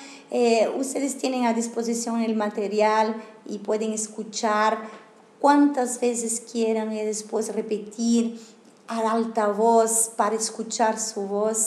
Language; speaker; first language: Spanish; non-native, fluent; Portuguese